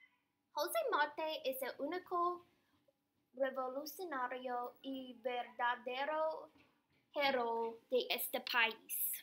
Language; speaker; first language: Spanish; non-native, learner; English